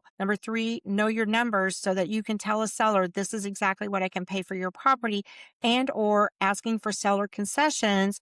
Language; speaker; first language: English; native; English